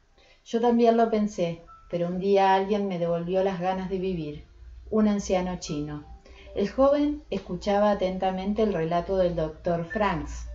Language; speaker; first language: Spanish; native; Spanish